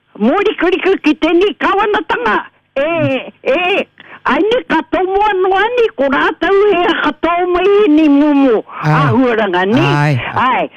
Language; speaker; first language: Māori; native; Māori